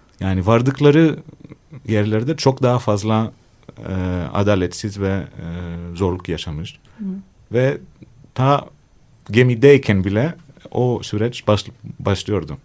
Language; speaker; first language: Turkish; non-native, fluent; Greek